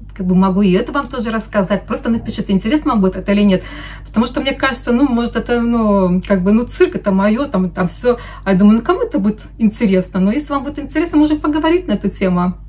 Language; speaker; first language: Russian; non-native, local second language; Lithuanian